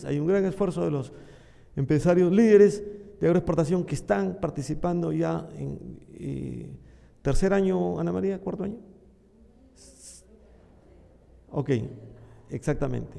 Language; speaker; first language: Spanish; native; Spanish